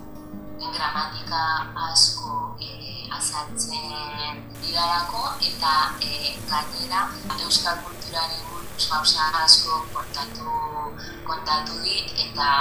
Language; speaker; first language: Basque; non-native, learner; Spanish